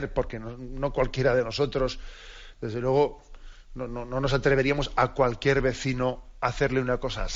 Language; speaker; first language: Spanish; native; Spanish